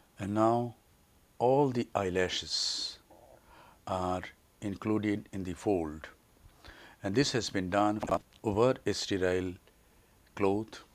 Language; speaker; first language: English; non-native, local second language; Bangla